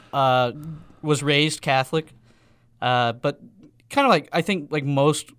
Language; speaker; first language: English; native; English